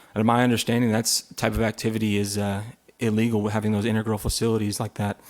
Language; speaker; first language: English; native; English